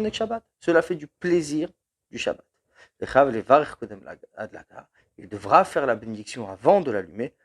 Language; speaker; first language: French; native; French